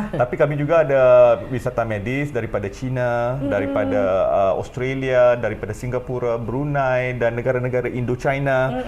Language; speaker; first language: Malay; native; Malay